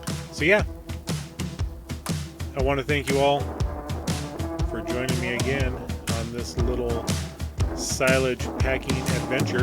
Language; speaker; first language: English; native; English